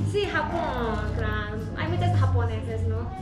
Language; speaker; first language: Spanish; non-native, learner; Japanese